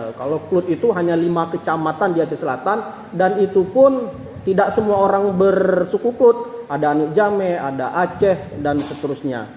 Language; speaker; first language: Indonesian; non-native, local second language; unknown